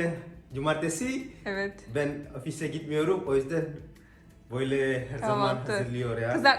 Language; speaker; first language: Turkish; non-native, learner; Indonesian